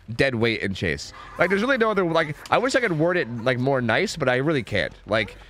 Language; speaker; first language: English; native; English